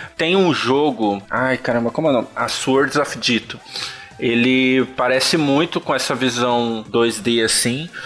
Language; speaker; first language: Portuguese; native; Portuguese